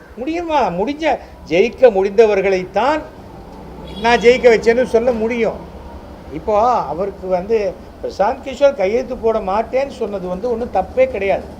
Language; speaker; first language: Tamil; native; Tamil